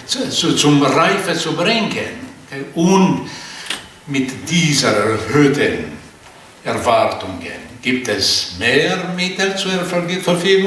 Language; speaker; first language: German; non-native, fluent; Portuguese